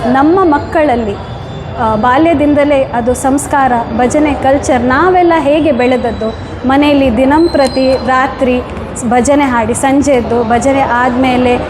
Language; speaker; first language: Kannada; non-native, local second language; Konkani